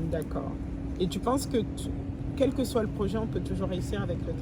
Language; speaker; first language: French; native; French